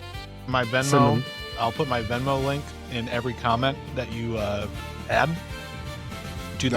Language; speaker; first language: English; native; English